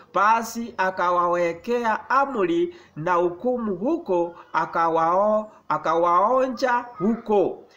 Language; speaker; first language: Swahili; non-native, local second language; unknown